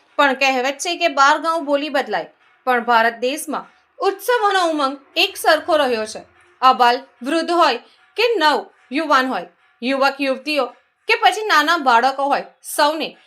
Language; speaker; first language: Gujarati; native; Gujarati